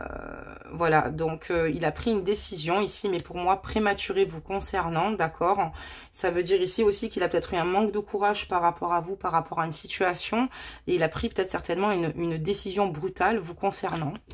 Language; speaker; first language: French; native; French